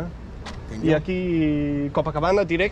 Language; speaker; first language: Portuguese; non-native, learner; Danish